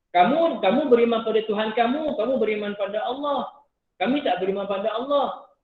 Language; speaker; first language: Malay; native; Malay